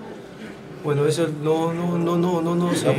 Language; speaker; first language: Spanish; native; Spanish